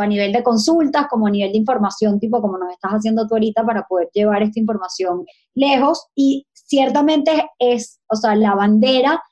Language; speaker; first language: Spanish; native; Spanish